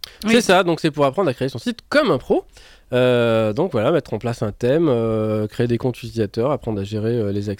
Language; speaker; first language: French; native; French